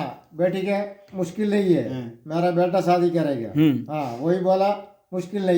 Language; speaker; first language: Hindi; non-native, local second language; Malayalam